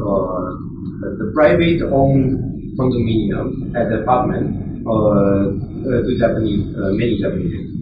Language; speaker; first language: English; non-native, learner; Japanese